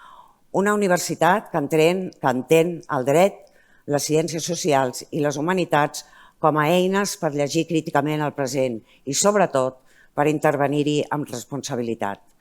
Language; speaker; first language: Catalan; native; Catalan